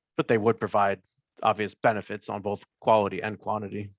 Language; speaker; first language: English; native; English